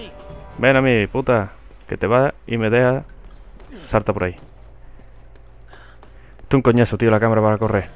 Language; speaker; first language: Spanish; native; Spanish